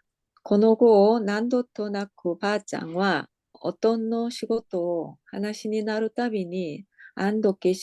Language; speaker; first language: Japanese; non-native, learner; Korean